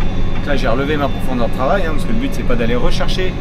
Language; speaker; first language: French; native; French